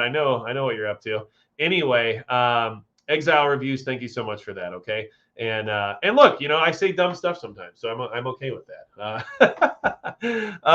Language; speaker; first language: English; native; English